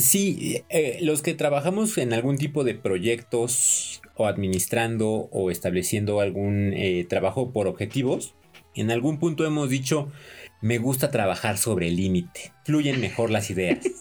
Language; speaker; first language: Spanish; native; Spanish